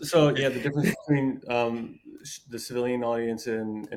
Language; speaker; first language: English; native; English